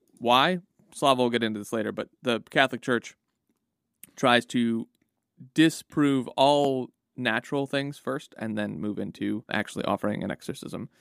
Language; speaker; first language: English; native; English